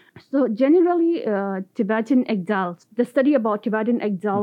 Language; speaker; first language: English; non-native, local second language; Tibetan